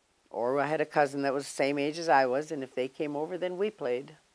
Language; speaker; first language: English; native; English